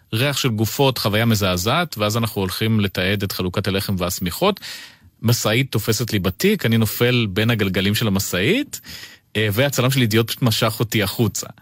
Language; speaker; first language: Hebrew; early bilingual, other home language; Russian